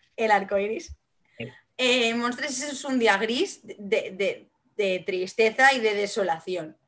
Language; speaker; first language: Spanish; non-native, local second language; Catalan